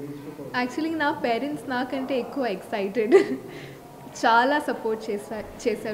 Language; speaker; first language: Telugu; non-native, fluent; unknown